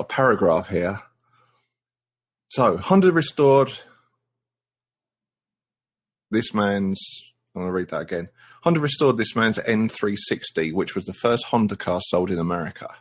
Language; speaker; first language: English; native; English